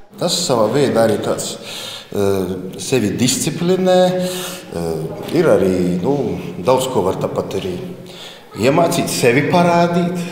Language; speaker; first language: Latvian; native; Latvian